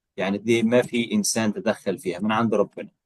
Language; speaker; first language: Arabic; native; Arabic